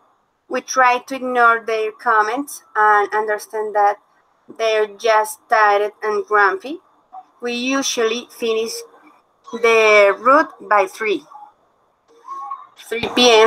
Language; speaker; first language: English; non-native, learner; Spanish